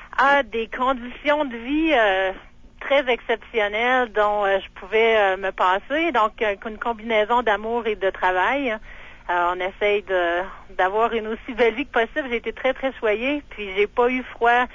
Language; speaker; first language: French; native; French